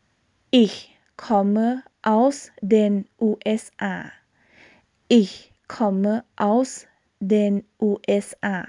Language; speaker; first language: German; non-native, fluent; Thai